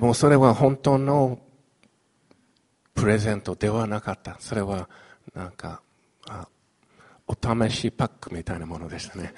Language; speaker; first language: Japanese; non-native, fluent; Chinese